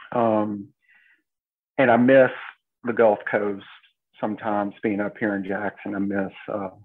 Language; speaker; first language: English; native; English